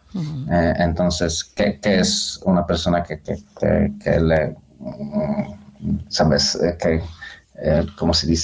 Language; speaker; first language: Spanish; non-native, learner; Polish